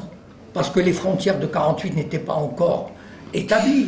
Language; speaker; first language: French; native; French